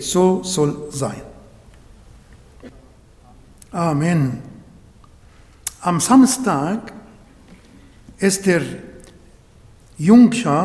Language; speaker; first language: German; non-native, fluent; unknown